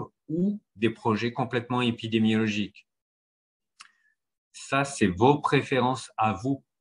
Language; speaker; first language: French; native; French